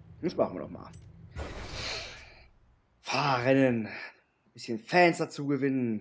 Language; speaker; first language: German; native; German